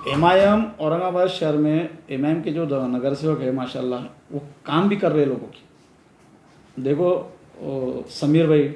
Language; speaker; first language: Hindi; non-native, local second language; Urdu